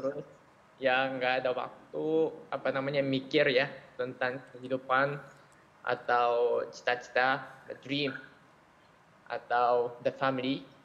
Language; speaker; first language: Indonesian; non-native, learner; Japanese